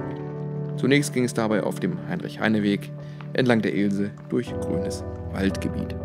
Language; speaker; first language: German; native; German